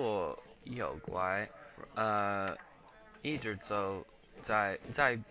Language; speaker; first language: Chinese; non-native, learner; English